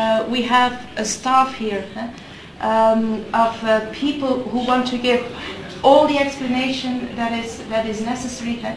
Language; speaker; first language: English; non-native, fluent; Dutch